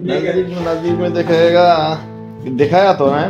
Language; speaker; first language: Hindi; non-native, learner; Bangla